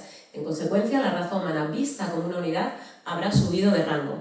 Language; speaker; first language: Spanish; native; Spanish